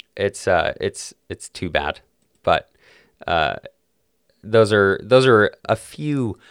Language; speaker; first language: English; native; English